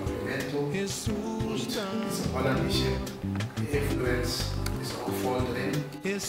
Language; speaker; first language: German; non-native, fluent; Papiamento